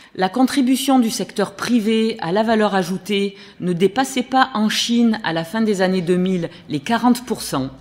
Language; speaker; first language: French; native; French